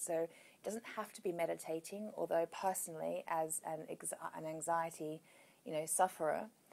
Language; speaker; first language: English; native; English